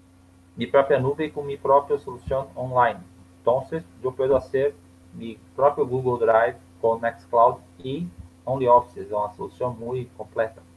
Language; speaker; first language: Spanish; non-native, learner; Portuguese